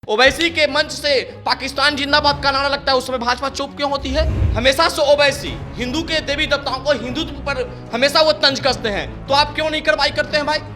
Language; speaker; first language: Hindi; native; Hindi